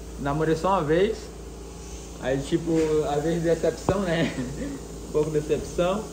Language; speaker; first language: Portuguese; native; Portuguese